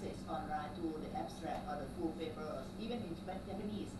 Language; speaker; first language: English; non-native, learner; Thai